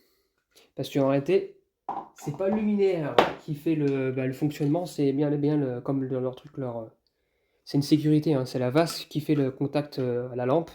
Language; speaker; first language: French; native; French